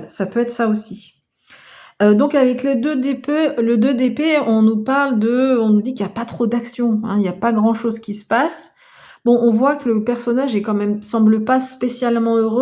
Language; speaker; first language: French; native; French